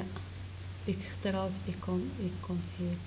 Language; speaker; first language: Dutch; non-native, learner; Arabic